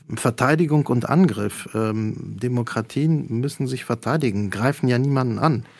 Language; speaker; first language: German; early bilingual, other home language; Polish